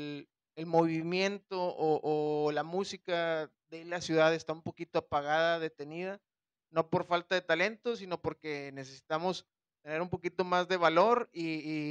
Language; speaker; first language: Spanish; native; Spanish